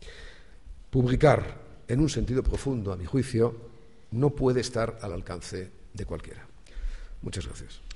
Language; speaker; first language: Spanish; native; Spanish